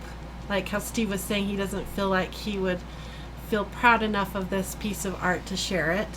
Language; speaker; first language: English; native; English